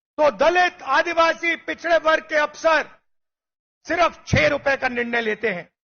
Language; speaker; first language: Hindi; native; Hindi